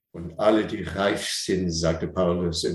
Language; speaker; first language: German; non-native, learner; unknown